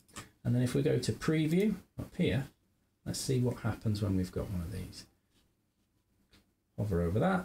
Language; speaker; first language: English; native; English